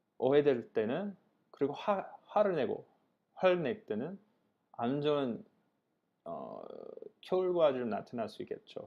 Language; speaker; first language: Korean; non-native, fluent; English